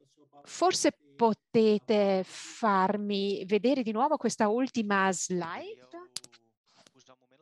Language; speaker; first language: Italian; native; Italian